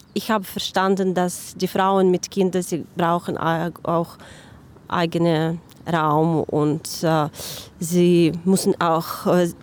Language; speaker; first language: German; non-native, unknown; Ukrainian